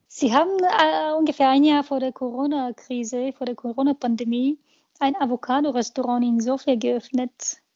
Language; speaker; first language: German; non-native, fluent; Bulgarian